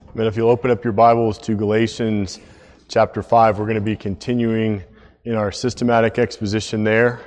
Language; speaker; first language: English; native; English